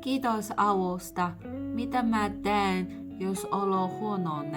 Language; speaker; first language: Finnish; non-native, learner; Chinese